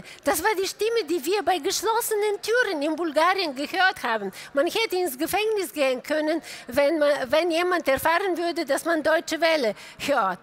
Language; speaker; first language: German; non-native, fluent; Bulgarian